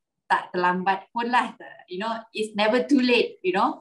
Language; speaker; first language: English; non-native, local second language; Malay